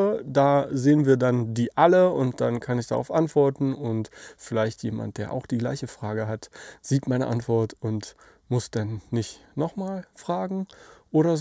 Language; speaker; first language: German; native; German